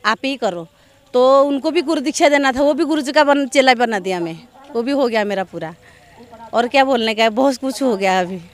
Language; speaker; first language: Hindi; non-native, local second language; Odia